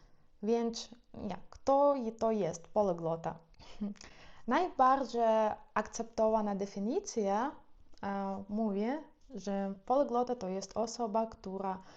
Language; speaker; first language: Polish; non-native, fluent; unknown